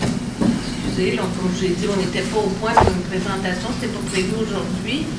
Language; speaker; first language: French; native; French